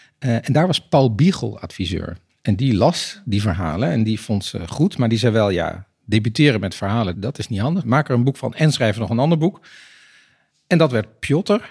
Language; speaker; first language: Dutch; native; Dutch